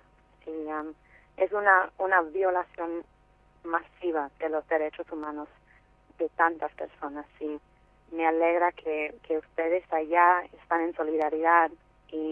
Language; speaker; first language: Spanish; non-native, fluent; English